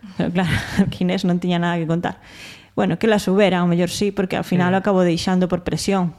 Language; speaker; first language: Galician; non-native, local second language; Spanish